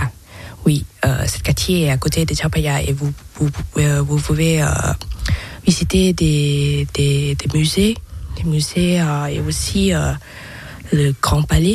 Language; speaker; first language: French; non-native, learner; Thai